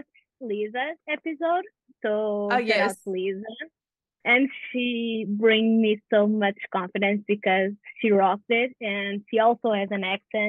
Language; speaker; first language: English; non-native, fluent; Portuguese